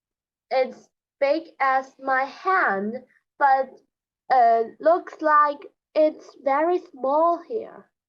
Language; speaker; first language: English; non-native, learner; Chinese